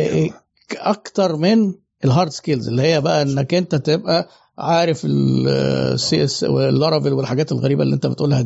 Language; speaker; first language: Arabic; native; Arabic